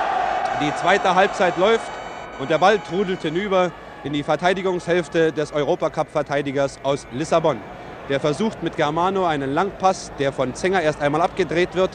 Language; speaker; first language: German; native; German